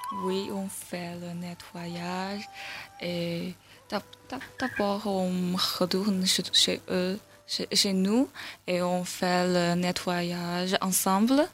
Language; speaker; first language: French; non-native, learner; Chinese